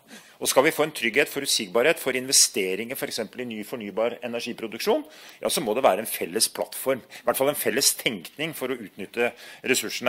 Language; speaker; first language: Norwegian; native; Norwegian